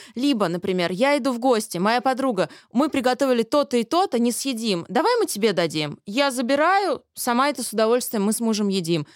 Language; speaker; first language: Russian; native; Russian